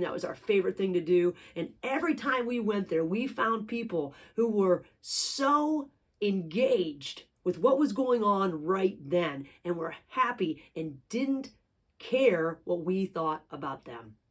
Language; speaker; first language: English; native; English